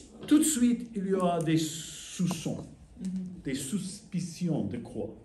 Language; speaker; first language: French; non-native, fluent; English